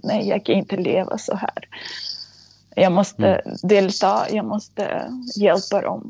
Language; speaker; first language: Swedish; non-native, fluent; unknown